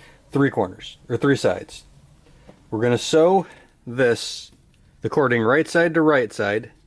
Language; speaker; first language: English; native; English